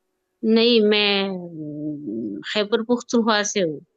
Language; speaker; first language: Hindi; non-native, local second language; Pashto